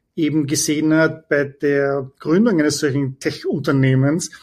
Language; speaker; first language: German; native; German